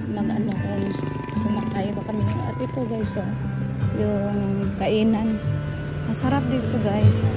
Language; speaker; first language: Filipino; non-native, local second language; Cebuano